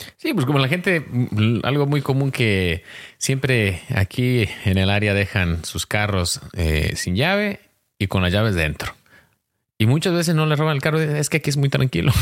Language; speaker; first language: Spanish; early bilingual, heritage; Spanish